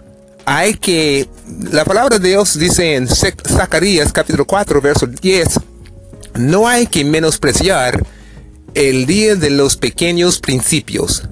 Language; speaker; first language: Spanish; non-native, fluent; English